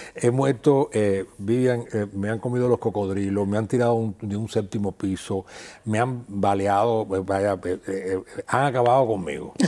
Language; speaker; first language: Spanish; native; Spanish